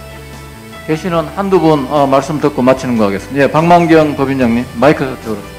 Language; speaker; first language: Korean; native; Korean